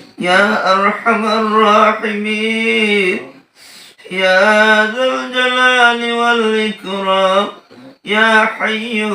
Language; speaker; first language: Arabic; non-native, fluent; Bangla